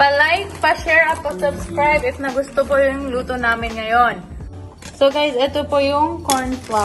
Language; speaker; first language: Filipino; early bilingual, other home language; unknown